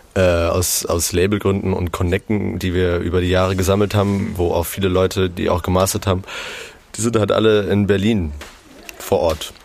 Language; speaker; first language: German; non-native, fluent; French